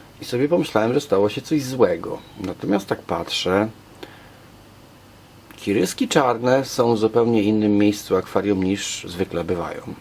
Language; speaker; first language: Polish; native; Polish